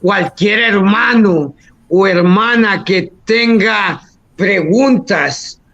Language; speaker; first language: Spanish; early bilingual, heritage; Spanish